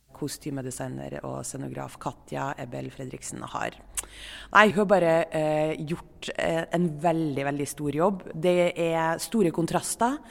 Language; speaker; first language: Norwegian; native; Norwegian